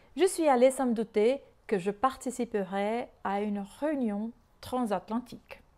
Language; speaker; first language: French; non-native, fluent; Portuguese